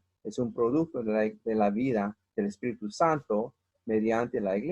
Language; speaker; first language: Spanish; non-native, fluent; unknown